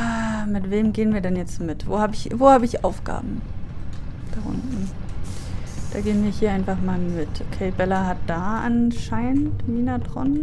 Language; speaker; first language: German; native; German